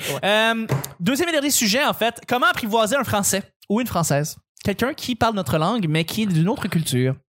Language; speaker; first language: French; native; French